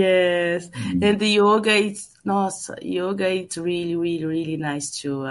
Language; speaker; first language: English; non-native, learner; Portuguese